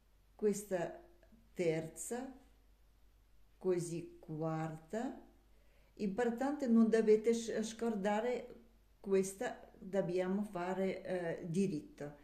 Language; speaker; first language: Italian; non-native, learner; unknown